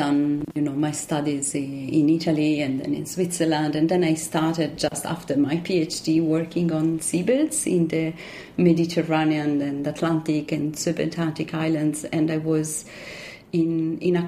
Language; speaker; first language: English; non-native, fluent; Italian